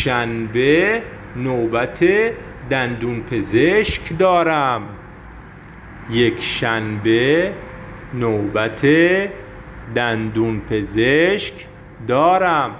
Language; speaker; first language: Persian; non-native, fluent; Arabic